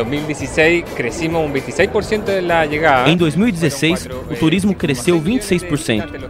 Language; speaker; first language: Portuguese; non-native, learner; Spanish